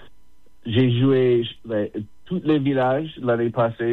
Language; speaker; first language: French; non-native, fluent; English